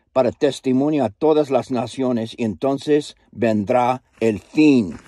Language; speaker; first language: Spanish; non-native, learner; English